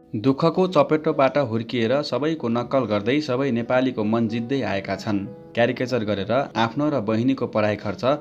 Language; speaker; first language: Nepali; native; Nepali